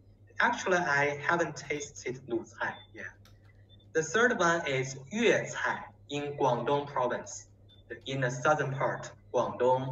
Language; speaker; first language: English; non-native, learner; Chinese